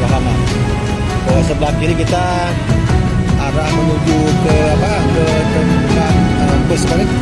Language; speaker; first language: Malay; non-native, local second language; Achinese